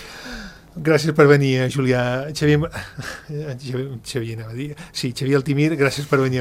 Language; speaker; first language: Catalan; native; Catalan